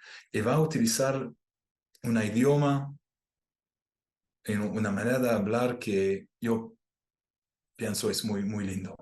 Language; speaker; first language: Spanish; non-native, fluent; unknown